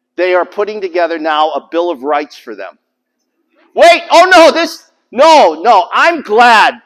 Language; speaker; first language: English; native; English